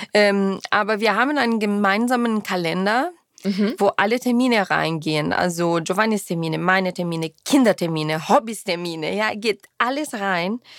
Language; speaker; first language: German; non-native, fluent; Portuguese